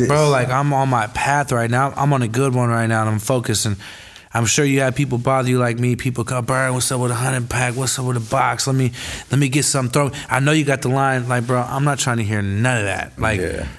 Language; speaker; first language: English; native; English